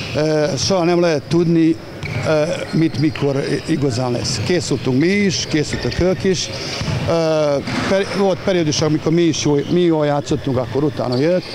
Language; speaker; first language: Hungarian; non-native, learner; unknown